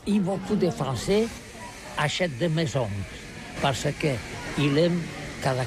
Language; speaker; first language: French; non-native, learner; Catalan